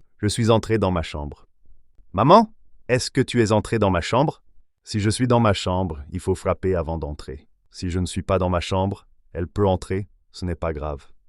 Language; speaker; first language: French; native; French